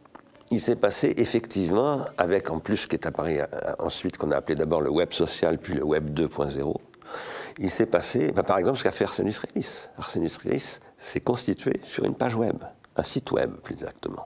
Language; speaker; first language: French; native; French